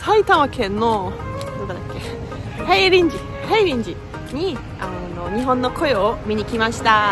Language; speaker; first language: Japanese; non-native, fluent; Hungarian